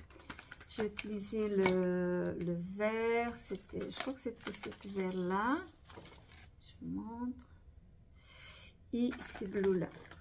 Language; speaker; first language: French; non-native, fluent; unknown